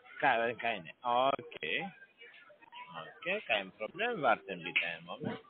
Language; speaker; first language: German; non-native, learner; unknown